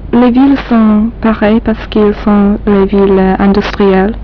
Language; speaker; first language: French; non-native, learner; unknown